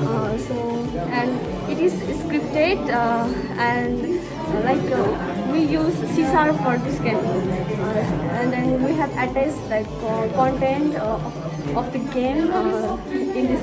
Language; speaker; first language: English; non-native, fluent; Nepali